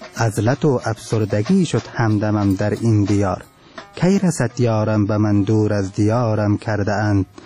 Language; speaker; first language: Persian; non-native, local second language; Turkmen